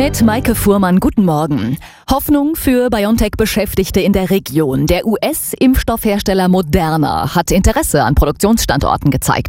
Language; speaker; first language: German; native; German